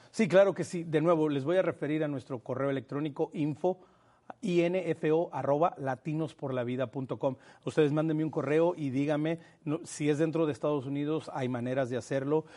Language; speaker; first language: Spanish; native; Spanish